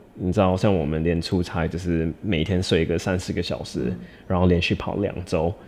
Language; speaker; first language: Chinese; non-native, fluent; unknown